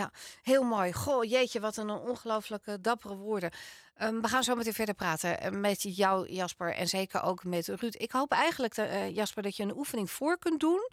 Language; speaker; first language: Dutch; native; Dutch